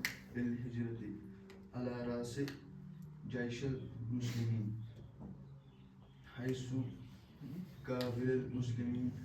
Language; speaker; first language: Arabic; non-native, learner; Urdu